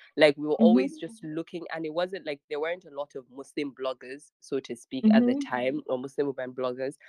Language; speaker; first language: English; non-native, local second language; Hausa